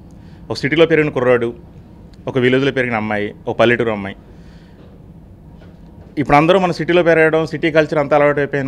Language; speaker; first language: Telugu; native; Telugu